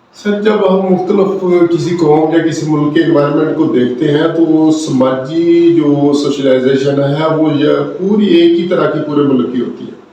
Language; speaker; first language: Urdu; non-native, local second language; Punjabi